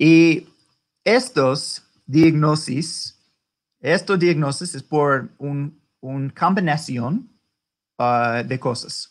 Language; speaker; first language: Spanish; non-native, learner; English